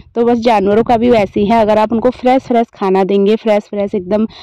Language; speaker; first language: Hindi; native; Hindi